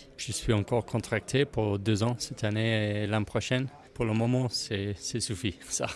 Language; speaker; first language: French; non-native, learner; English